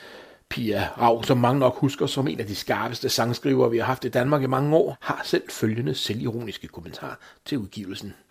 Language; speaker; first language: Danish; native; Danish